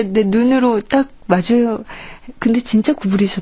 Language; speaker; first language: Korean; native; Korean